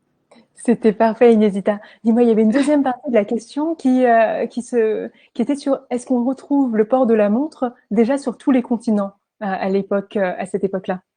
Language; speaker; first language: French; native; French